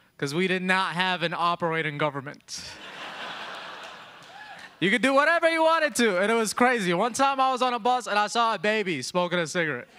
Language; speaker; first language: English; early bilingual, other home language; Arabic